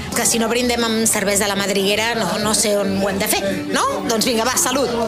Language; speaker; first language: Catalan; native; Catalan